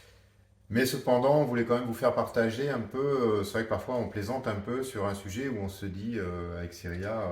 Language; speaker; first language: French; native; French